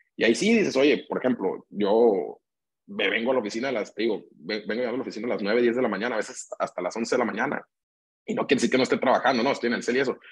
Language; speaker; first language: Spanish; native; Spanish